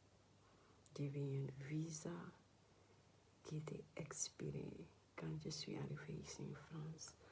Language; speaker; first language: French; non-native, learner; Dutch